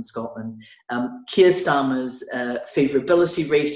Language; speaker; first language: English; native; English